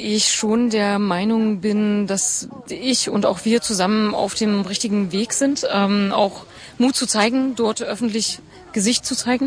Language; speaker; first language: German; native; German